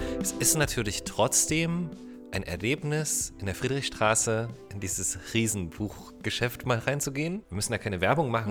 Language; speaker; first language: German; native; German